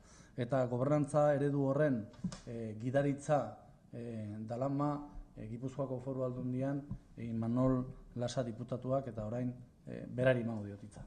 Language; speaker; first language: Basque; native; Basque